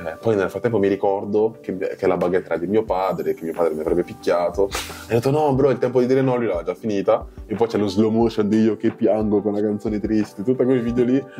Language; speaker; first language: Italian; early bilingual, other home language; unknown